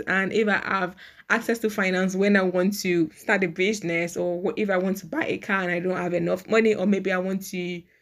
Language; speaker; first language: English; non-native, local second language; Yoruba